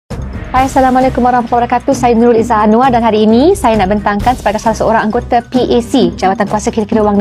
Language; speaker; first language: Malay; native; Malay